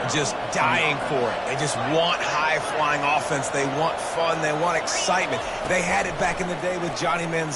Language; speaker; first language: English; native; English